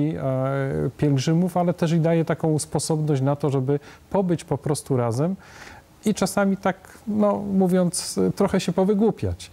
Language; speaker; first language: Polish; native; Polish